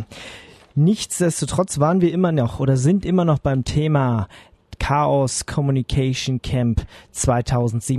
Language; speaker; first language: German; native; German